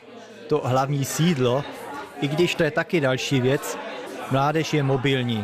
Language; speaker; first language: Czech; early bilingual, heritage; Czech